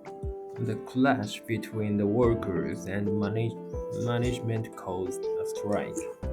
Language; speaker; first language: English; non-native, learner; Japanese